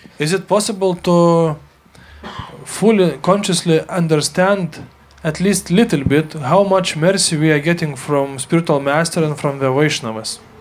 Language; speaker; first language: English; non-native, fluent; Lithuanian